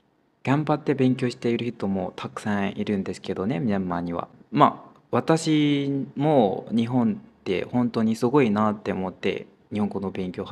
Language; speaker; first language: Japanese; non-native, fluent; Burmese